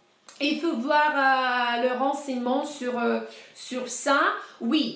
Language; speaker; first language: French; non-native, fluent; Russian